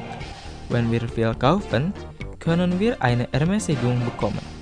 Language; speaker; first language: German; non-native, fluent; Indonesian